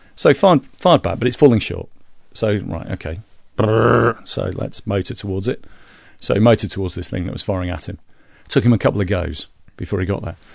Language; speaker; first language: English; native; English